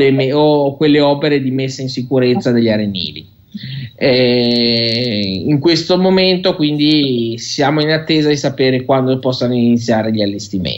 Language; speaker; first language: Italian; native; Italian